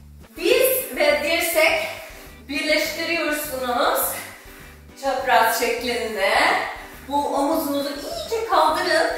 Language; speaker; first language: Turkish; non-native, fluent; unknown